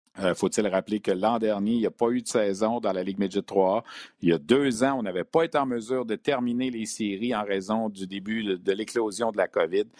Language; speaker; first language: French; native; French